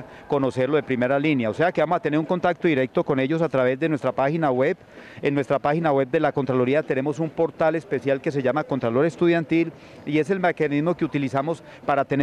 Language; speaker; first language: Spanish; native; Spanish